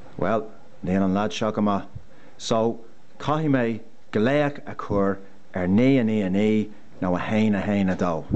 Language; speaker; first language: Irish; native; Irish